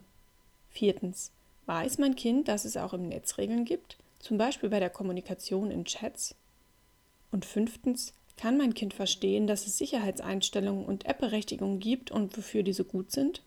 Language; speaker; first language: German; native; German